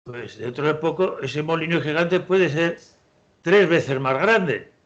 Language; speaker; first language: Spanish; native; Spanish